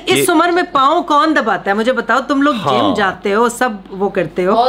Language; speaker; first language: Urdu; non-native, local second language; Punjabi